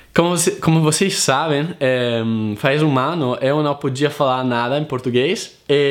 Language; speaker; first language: Portuguese; non-native, fluent; Italian